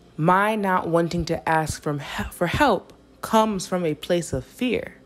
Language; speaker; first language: English; native; English